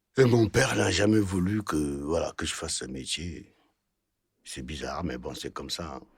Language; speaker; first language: French; non-native, local second language; Wolof